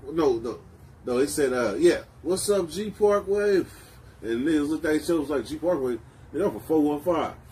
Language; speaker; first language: English; native; English